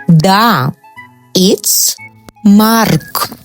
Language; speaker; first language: English; non-native, fluent; Russian